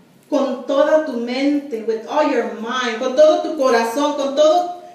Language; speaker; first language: Spanish; early bilingual, heritage; Spanish